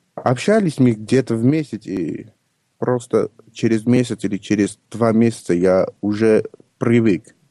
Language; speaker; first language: Russian; non-native, local second language; Armenian